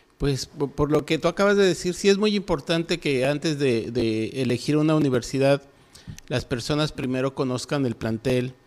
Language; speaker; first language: Spanish; native; Spanish